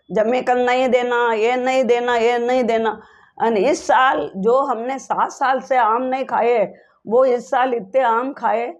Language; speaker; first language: Hindi; native; Hindi